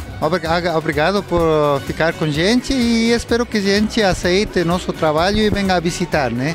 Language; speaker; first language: Portuguese; non-native, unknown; Spanish